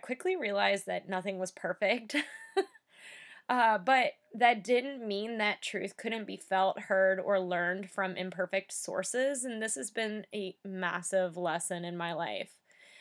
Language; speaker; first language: English; native; English